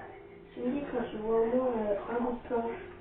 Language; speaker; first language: French; native; French